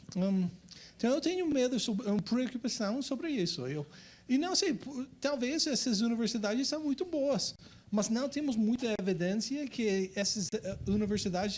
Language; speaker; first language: Portuguese; non-native, fluent; English